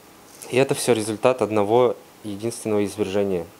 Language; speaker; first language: Russian; native; Russian